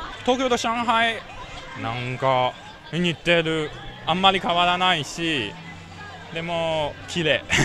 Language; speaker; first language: Japanese; non-native, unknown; Chinese